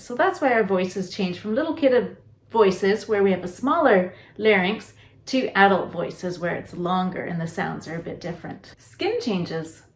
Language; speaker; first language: English; native; English